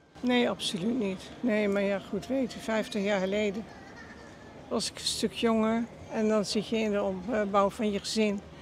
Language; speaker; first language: Dutch; native; Dutch